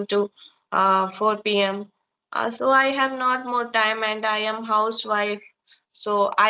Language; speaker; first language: English; non-native, learner; Hindi